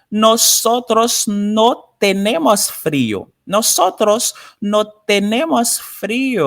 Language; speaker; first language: Spanish; non-native, fluent; Haitian Creole